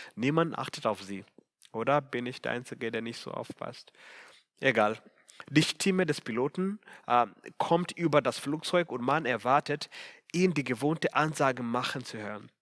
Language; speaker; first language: German; non-native, fluent; Swahili